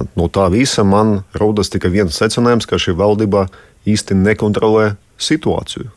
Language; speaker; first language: Latvian; non-native, local second language; Russian